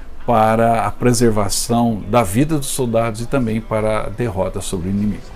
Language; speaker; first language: Portuguese; native; Portuguese